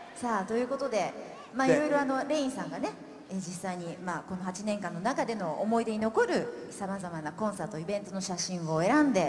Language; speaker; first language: Japanese; non-native, fluent; Khmer